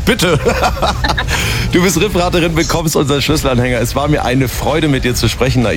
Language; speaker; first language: German; native; German